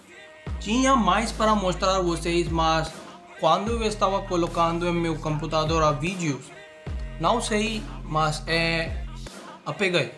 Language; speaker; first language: Portuguese; non-native, learner; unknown